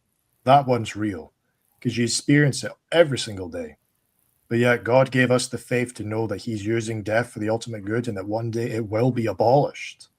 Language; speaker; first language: English; native; English